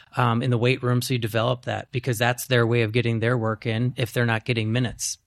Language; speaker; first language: English; native; English